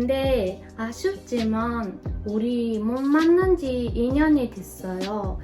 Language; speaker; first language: Korean; non-native, fluent; Mongolian